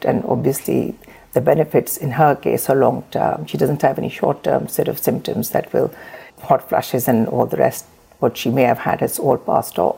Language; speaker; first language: English; non-native, local second language; Urdu